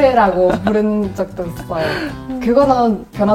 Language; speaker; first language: Korean; non-native, fluent; Mongolian